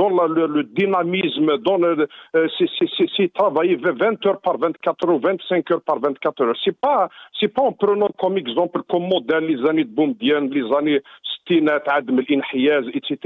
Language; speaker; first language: French; non-native, local second language; Arabic